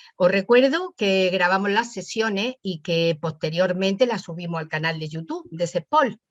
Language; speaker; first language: Spanish; native; Spanish